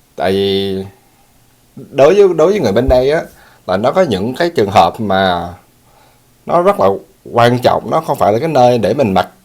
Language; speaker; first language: Vietnamese; early bilingual, heritage; Vietnamese